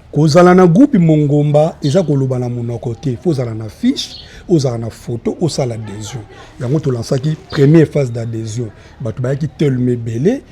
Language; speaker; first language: Lingala; native; Lingala